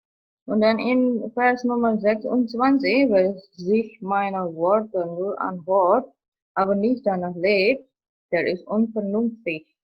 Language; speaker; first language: German; non-native, learner; Indonesian